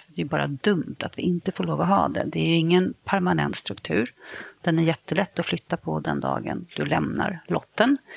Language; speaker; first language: Swedish; native; Swedish